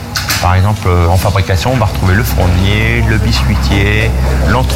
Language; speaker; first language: French; native; French